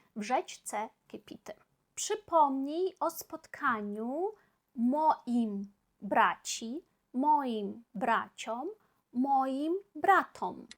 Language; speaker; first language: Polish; non-native, fluent; Ukrainian